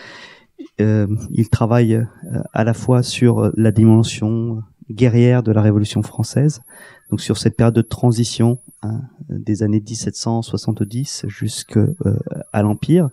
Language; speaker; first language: French; native; French